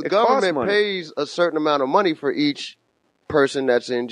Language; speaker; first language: English; native; English